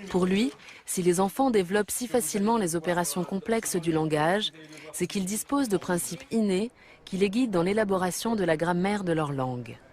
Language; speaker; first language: French; native; French